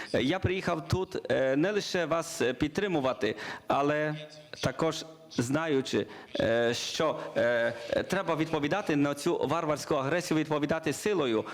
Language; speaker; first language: Ukrainian; non-native, learner; Polish